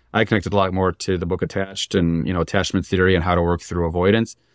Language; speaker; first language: English; native; English